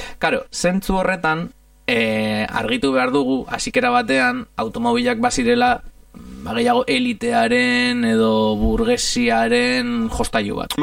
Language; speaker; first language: Basque; non-native, fluent; Italian